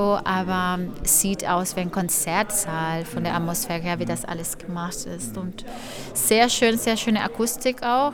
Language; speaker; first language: German; non-native, fluent; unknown